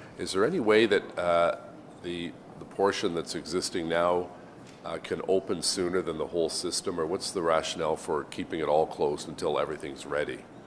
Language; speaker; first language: English; native; English